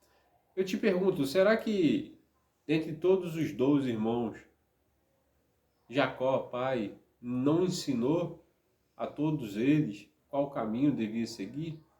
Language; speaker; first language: Portuguese; native; Portuguese